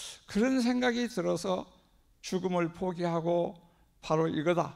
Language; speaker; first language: Korean; native; Korean